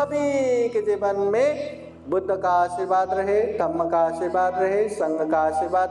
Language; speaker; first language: Hindi; non-native, local second language; Marathi